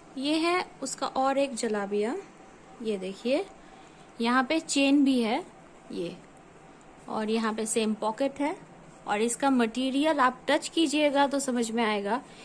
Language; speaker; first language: Hindi; non-native, local second language; Bangla